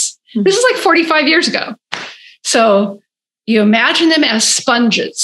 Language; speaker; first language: English; native; English